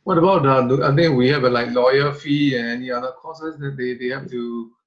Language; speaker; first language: English; non-native, fluent; Burmese